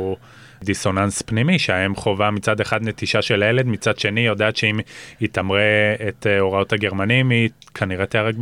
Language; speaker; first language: Hebrew; native; Hebrew